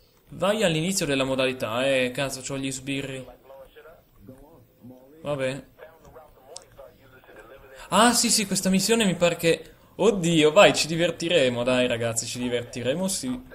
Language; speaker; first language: Italian; native; Italian